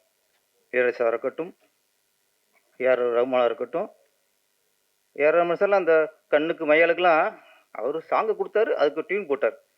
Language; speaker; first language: Tamil; native; Tamil